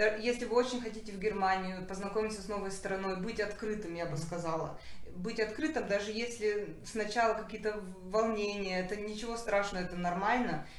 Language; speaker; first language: Russian; early bilingual, heritage; Russian